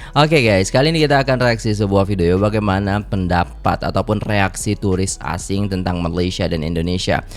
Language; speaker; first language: Indonesian; native; Indonesian